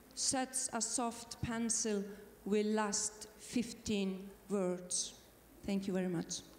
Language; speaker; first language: English; non-native, fluent; Icelandic